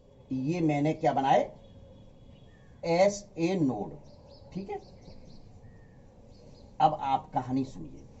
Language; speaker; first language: Hindi; native; Hindi